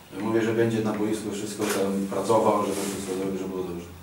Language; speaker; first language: Polish; non-native, learner; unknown